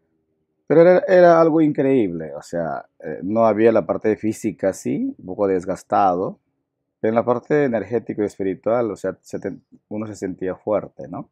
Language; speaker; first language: Spanish; non-native, local second language; Shipibo-Conibo